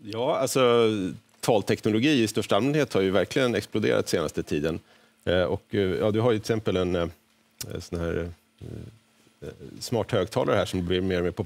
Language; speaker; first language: Swedish; native; Swedish